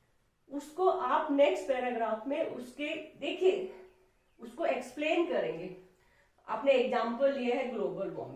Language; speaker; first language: Hindi; native; Hindi